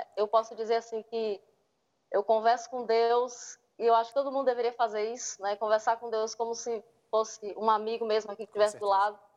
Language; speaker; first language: Portuguese; native; Portuguese